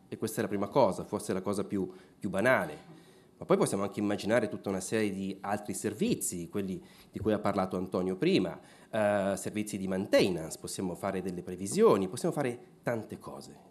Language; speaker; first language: Italian; native; Italian